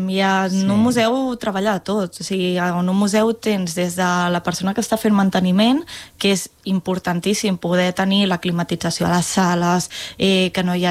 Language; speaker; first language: Catalan; native; Catalan